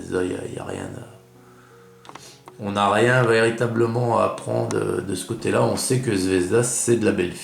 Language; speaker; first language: French; native; French